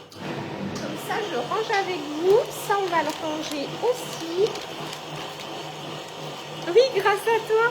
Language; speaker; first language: French; native; French